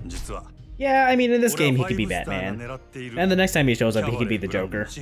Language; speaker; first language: English; native; English